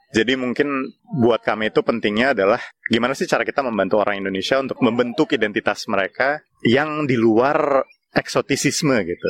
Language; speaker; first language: Indonesian; native; Indonesian